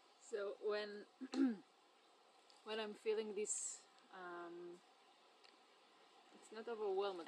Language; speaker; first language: English; non-native, fluent; Hebrew